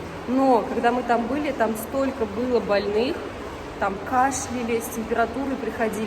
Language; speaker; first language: Russian; native; Russian